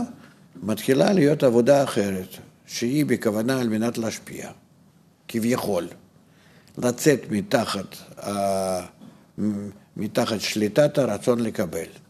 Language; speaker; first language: Hebrew; non-native, fluent; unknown